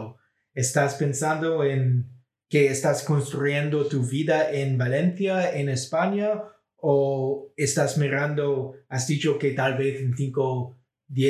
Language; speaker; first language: Spanish; non-native, fluent; English